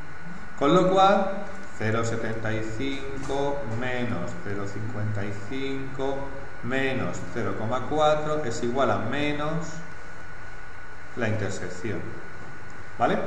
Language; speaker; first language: Spanish; native; Spanish